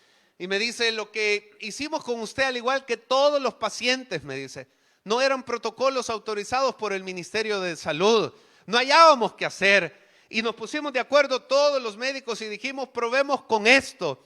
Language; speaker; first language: Spanish; native; Spanish